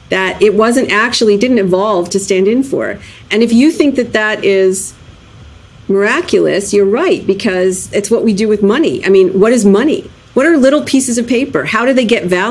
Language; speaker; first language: English; native; English